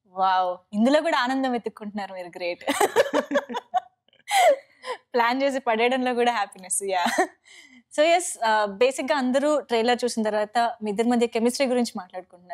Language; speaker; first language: Telugu; native; Telugu